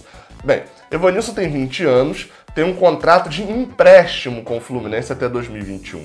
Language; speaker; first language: Portuguese; native; Portuguese